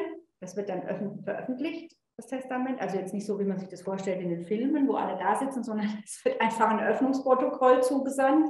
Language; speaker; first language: German; native; German